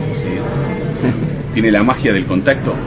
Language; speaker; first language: Spanish; native; Spanish